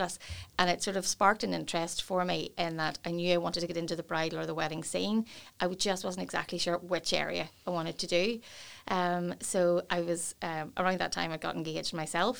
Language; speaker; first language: English; native; English